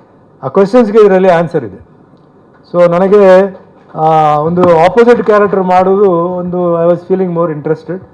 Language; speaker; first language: Kannada; non-native, fluent; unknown